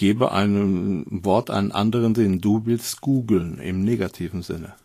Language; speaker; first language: German; native; German